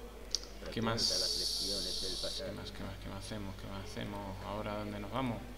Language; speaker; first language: Spanish; native; Spanish